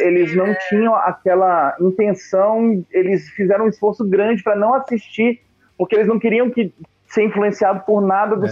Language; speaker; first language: Portuguese; native; Portuguese